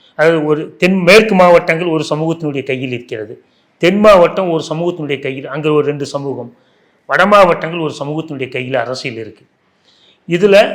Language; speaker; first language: Tamil; non-native, local second language; Telugu